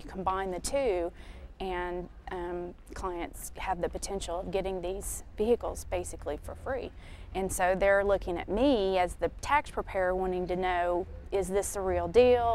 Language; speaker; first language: English; native; English